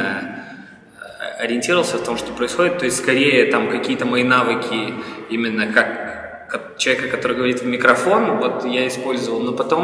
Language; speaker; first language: Russian; native; Russian